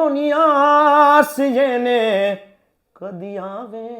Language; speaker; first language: Gujarati; native; Gujarati